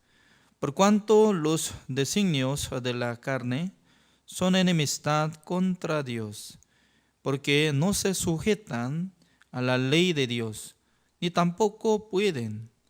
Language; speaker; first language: Spanish; non-native, fluent; Korean